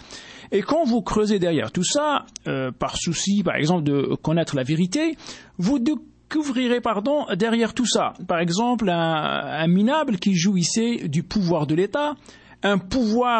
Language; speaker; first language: French; native; French